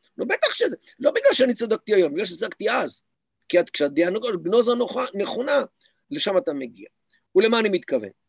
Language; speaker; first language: Hebrew; native; Hebrew